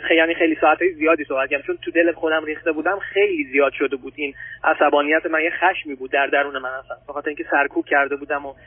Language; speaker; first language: Persian; early bilingual, other home language; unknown